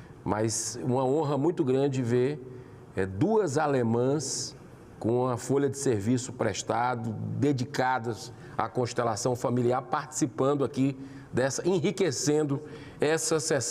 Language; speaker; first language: Portuguese; native; Portuguese